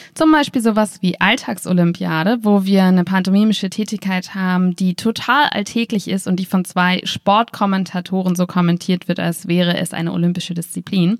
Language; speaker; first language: German; native; German